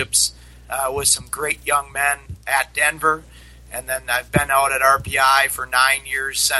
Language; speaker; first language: English; native; English